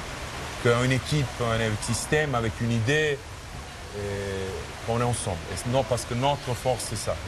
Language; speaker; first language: French; non-native, fluent; Serbian